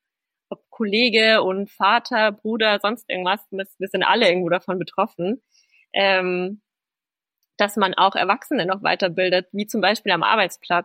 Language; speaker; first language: German; native; German